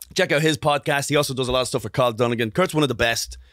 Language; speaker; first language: English; native; English